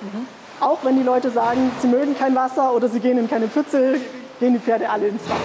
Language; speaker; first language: German; native; German